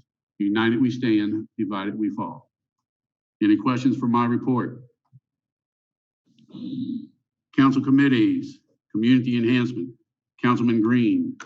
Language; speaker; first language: English; native; English